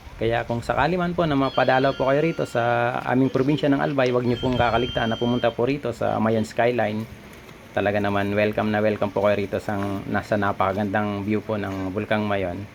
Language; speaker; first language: Filipino; non-native, local second language; Bikol